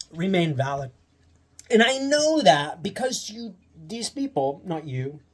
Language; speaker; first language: English; native; English